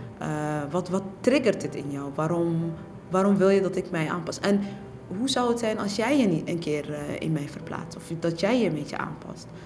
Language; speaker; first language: Dutch; early bilingual, other home language; Somali